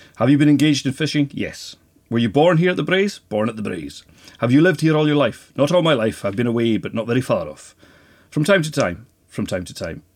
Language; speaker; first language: English; native; English